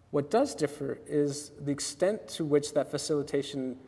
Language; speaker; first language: English; native; English